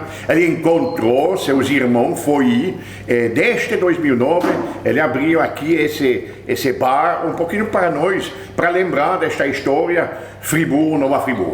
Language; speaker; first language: Portuguese; non-native, fluent; French